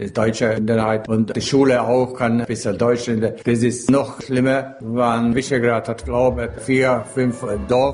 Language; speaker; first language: German; non-native, local second language; Hungarian